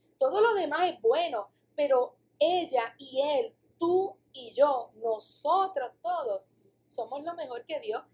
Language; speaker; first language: Spanish; native; Spanish